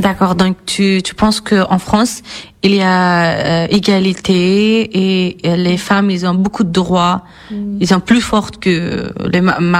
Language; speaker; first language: French; non-native, fluent; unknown